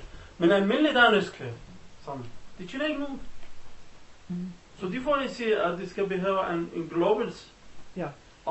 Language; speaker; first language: Danish; non-native, learner; Arabic